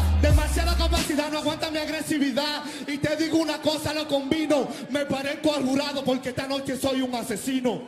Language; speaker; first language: Spanish; native; Spanish